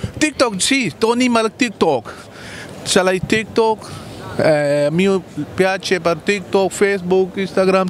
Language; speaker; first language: Italian; non-native, learner; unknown